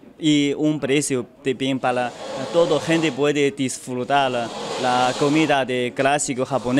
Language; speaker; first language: Spanish; non-native, learner; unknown